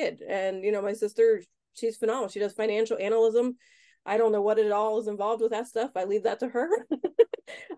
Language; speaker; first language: English; native; English